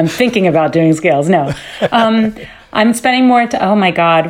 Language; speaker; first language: English; early bilingual, other home language; Dutch